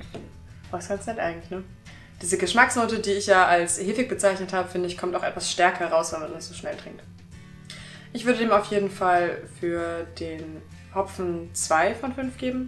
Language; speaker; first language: German; native; German